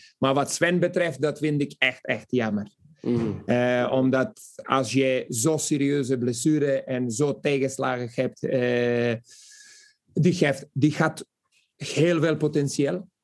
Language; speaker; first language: Dutch; non-native, fluent; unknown